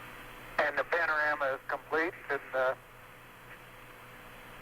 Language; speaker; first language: English; native; English